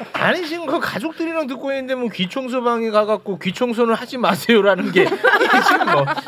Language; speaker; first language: Korean; native; Korean